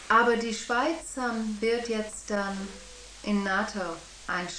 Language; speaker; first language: German; non-native, fluent; English